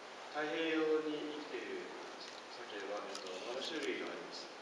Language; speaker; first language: Japanese; non-native, fluent; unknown